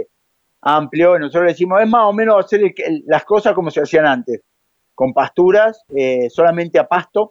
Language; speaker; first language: Spanish; native; Spanish